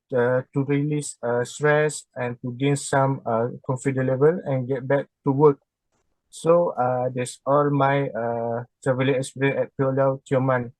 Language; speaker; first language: English; non-native, learner; Malay